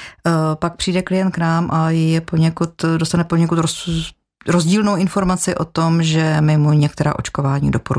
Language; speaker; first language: Czech; native; Czech